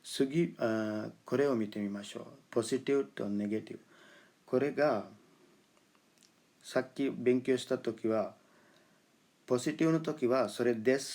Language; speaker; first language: Japanese; non-native, fluent; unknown